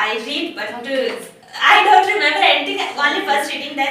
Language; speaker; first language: English; non-native, learner; Hindi